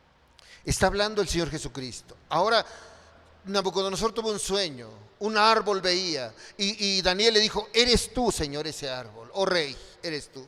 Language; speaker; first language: Spanish; native; Spanish